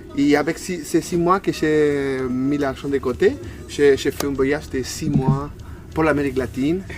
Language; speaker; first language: French; non-native, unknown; Spanish